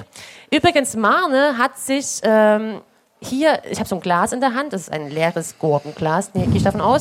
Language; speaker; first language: German; native; German